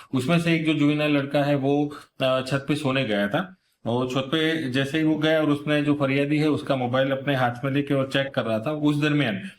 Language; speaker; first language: Hindi; non-native, local second language; Gujarati